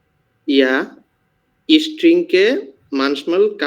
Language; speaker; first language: German; non-native, learner; Bangla